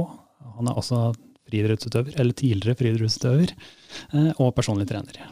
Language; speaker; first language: Norwegian; native; Norwegian